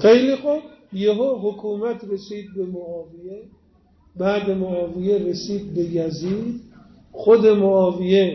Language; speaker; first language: Persian; native; Persian